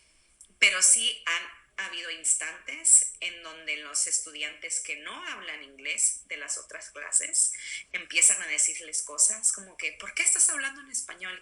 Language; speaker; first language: Spanish; early bilingual, other home language; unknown